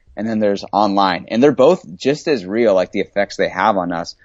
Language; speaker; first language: English; native; English